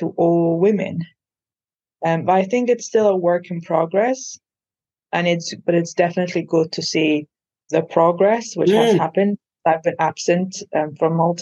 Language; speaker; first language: English; non-native, fluent; Maltese